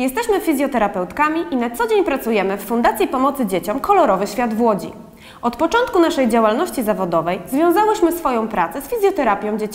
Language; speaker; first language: Polish; native; Polish